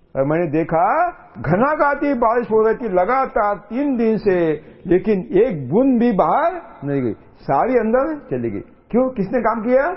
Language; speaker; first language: Hindi; non-native, local second language; Marathi